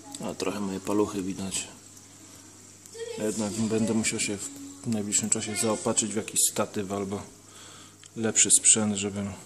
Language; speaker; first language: Polish; native; Polish